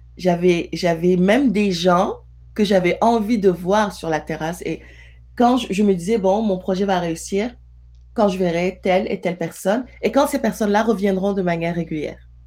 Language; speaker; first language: French; non-native, local second language; Wolof